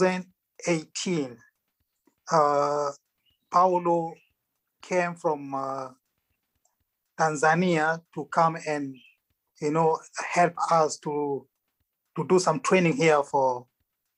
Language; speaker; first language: English; non-native, fluent; Arabic